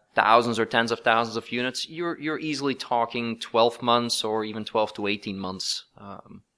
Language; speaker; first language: English; non-native, fluent; Dutch